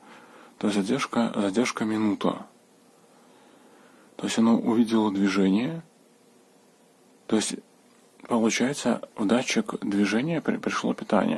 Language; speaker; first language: Russian; native; Russian